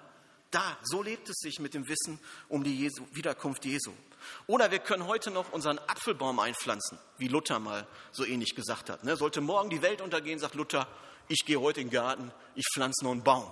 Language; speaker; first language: German; native; German